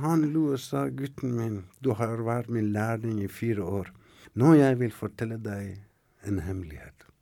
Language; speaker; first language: Norwegian; non-native, fluent; Persian